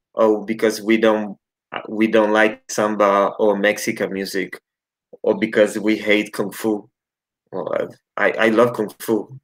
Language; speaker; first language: English; non-native, learner; Portuguese